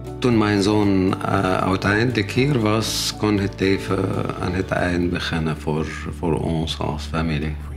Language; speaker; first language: Dutch; non-native, learner; Arabic